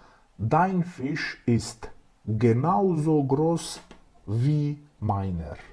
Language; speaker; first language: German; non-native, fluent; Macedonian